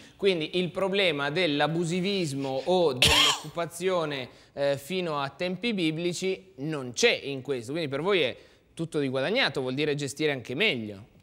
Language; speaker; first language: Italian; native; Italian